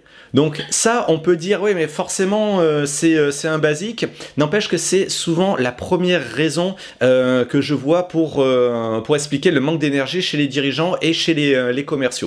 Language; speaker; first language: French; native; French